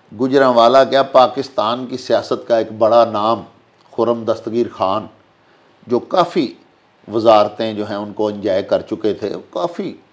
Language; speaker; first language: Urdu; non-native, local second language; Punjabi